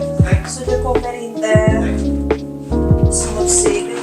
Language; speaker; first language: Swedish; non-native, learner; Filipino